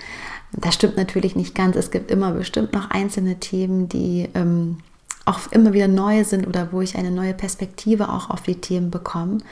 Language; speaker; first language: German; native; German